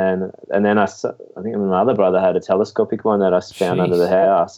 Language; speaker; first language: English; native; English